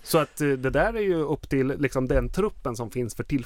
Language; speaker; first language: Swedish; native; Swedish